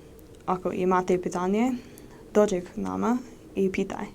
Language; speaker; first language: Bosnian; non-native, learner; English